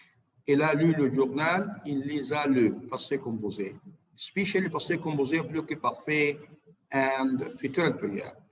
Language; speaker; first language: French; non-native, fluent; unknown